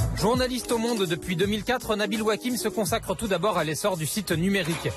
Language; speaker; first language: French; native; French